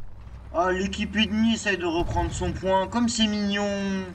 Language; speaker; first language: French; native; French